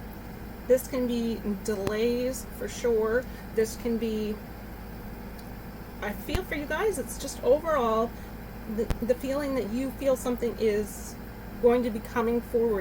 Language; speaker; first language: English; native; English